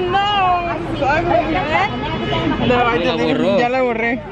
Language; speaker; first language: Spanish; early bilingual, heritage; Spanish